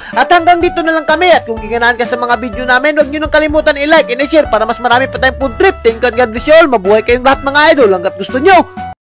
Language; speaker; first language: Filipino; non-native, local second language; Cebuano